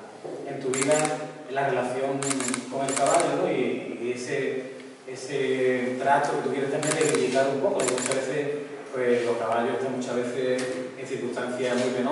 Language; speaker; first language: Spanish; native; Spanish